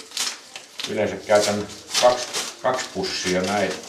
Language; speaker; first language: Finnish; native; Finnish